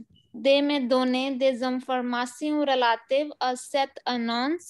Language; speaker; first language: French; non-native, learner; Hindi